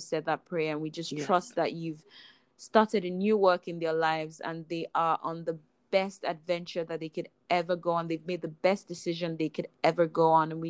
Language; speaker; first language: English; non-native, local second language; Igbo